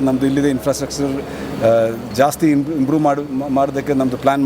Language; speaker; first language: Kannada; non-native, local second language; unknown